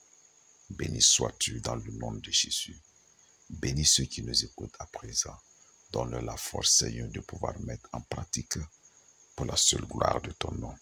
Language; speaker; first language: French; non-native, local second language; Mossi